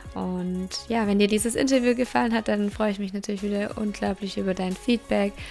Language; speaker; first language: German; native; German